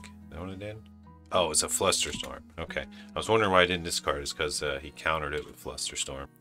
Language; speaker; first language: English; native; English